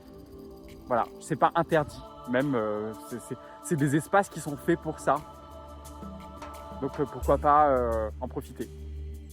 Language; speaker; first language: French; native; French